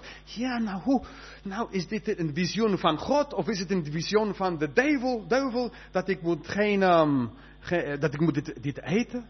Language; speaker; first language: Dutch; non-native, fluent; Spanish